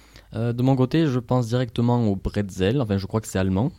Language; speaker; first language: French; native; French